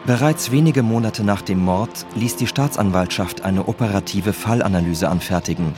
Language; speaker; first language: German; native; German